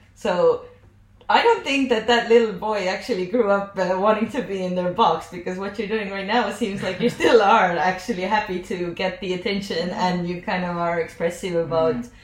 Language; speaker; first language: English; non-native, fluent; Estonian